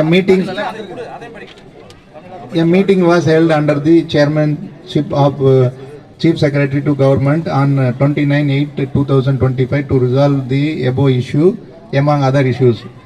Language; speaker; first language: English; non-native, local second language; Tamil